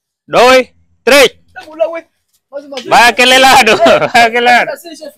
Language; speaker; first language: Portuguese; non-native, learner; Vietnamese